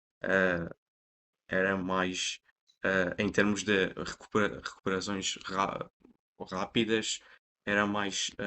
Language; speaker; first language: Portuguese; non-native, fluent; Persian